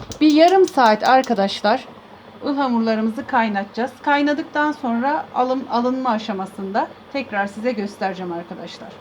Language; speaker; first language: Turkish; native; Turkish